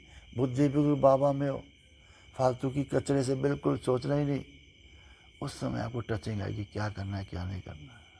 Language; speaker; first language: Hindi; native; Hindi